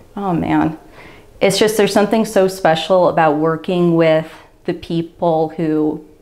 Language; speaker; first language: English; native; English